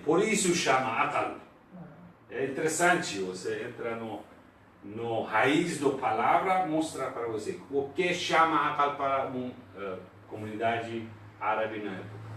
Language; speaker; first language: Portuguese; non-native, learner; Persian